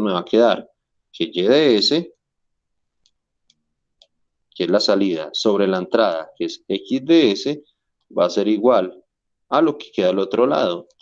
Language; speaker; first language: Spanish; native; Spanish